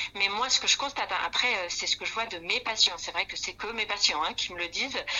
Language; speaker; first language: French; non-native, fluent; Spanish